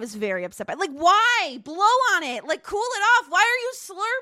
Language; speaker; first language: English; native; English